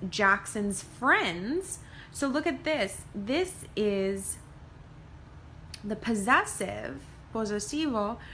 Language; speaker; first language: English; native; English